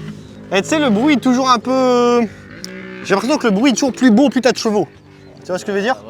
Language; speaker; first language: French; native; French